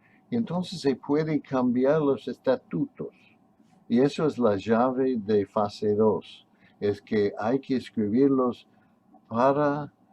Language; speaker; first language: Spanish; non-native, fluent; English